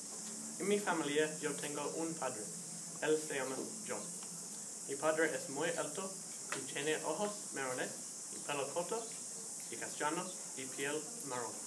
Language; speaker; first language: Spanish; non-native, learner; English